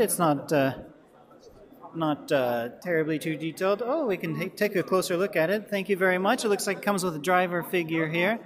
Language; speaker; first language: English; native; English